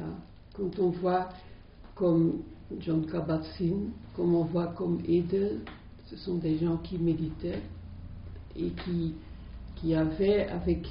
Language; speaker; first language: French; non-native, fluent; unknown